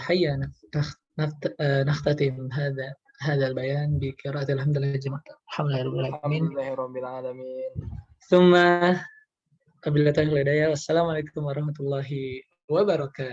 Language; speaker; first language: Arabic; non-native, learner; Indonesian